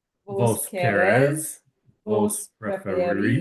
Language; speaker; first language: Spanish; non-native, learner; English